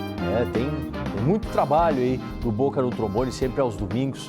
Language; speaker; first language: Portuguese; native; Portuguese